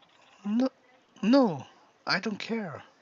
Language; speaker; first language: English; non-native, learner; Korean